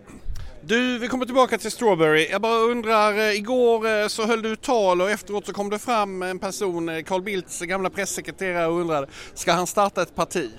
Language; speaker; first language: Swedish; native; Swedish